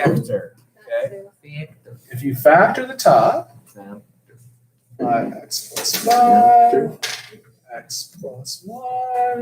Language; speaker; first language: English; native; English